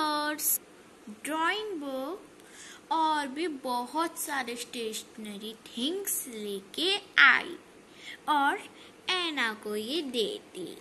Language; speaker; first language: Hindi; native; Hindi